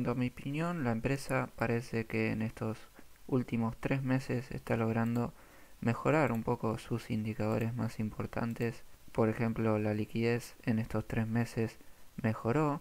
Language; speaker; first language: Spanish; native; Spanish